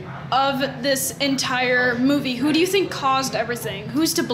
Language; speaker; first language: English; native; English